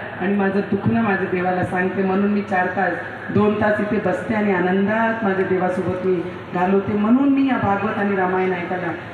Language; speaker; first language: Marathi; non-native, local second language; Hindi